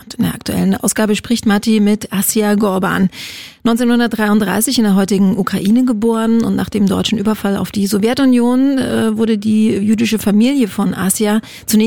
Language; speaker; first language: German; native; German